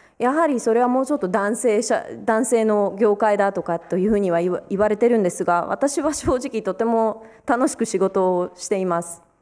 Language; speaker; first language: Japanese; early bilingual, other home language; Romanian